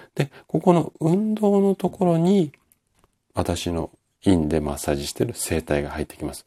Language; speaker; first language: Japanese; native; Japanese